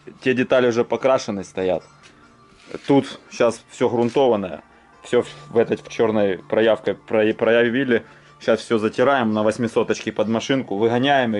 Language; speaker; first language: Russian; native; Russian